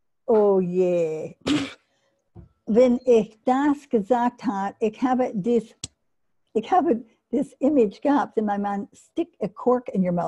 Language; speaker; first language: German; non-native, learner; English